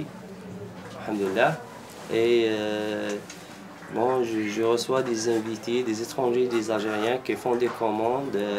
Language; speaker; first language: French; non-native, local second language; Arabic